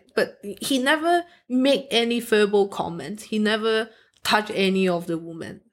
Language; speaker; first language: English; non-native, local second language; Cantonese